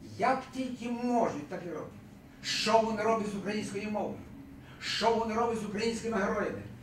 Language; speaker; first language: Ukrainian; early bilingual, heritage; Ukrainian